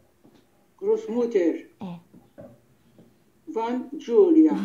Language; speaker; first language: German; non-native, learner; Maltese